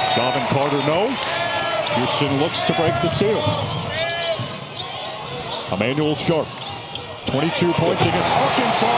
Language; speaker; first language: English; native; English